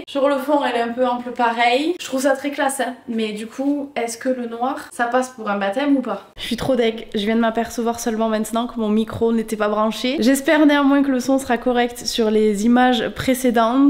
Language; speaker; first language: French; native; French